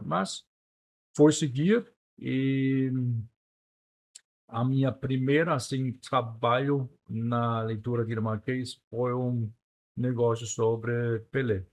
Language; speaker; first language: Portuguese; non-native, fluent; Danish